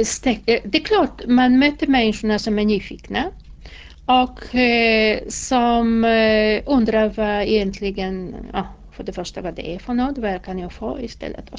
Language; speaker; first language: Swedish; non-native, fluent; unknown